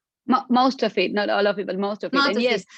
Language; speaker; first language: English; non-native, fluent; Spanish